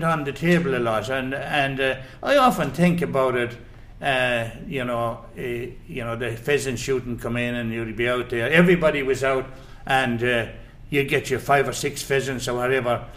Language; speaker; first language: English; native; English